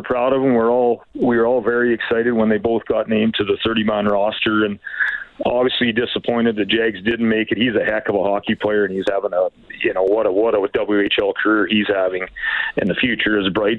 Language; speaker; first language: English; native; English